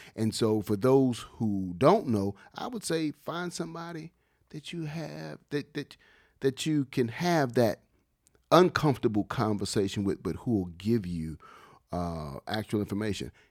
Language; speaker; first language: English; native; English